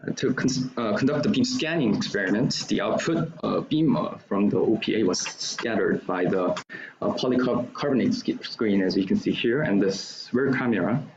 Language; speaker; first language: English; non-native, fluent; Korean